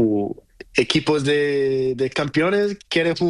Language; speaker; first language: Spanish; non-native, learner; Portuguese